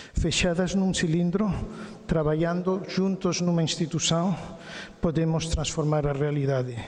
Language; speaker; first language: Portuguese; non-native, fluent; Galician